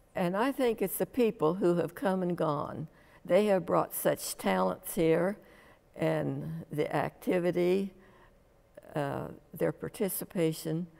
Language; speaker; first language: English; native; English